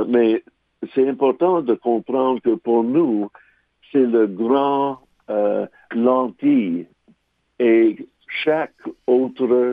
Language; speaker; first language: French; non-native, local second language; English